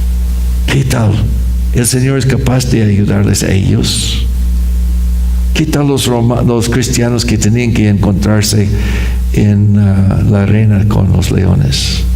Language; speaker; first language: Spanish; non-native, fluent; English